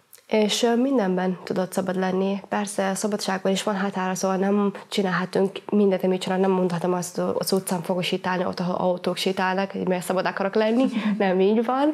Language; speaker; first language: Hungarian; non-native, fluent; Somali